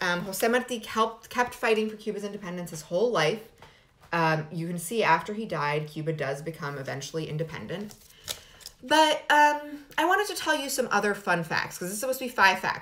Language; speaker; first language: English; early bilingual, other home language; Spanish